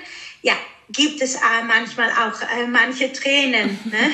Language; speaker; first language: German; early bilingual, other home language; Greek